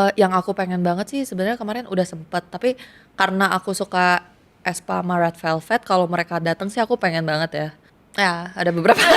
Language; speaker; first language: Indonesian; early bilingual, other home language; Korean